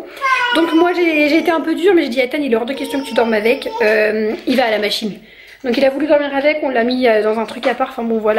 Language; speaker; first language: French; native; French